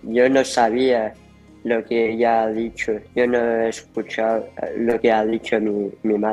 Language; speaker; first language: Spanish; early bilingual, heritage; Spanish